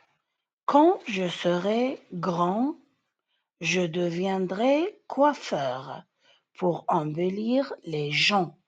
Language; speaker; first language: French; non-native, fluent; Arabic